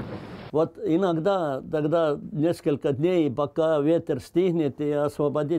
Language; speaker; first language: Russian; non-native, learner; Estonian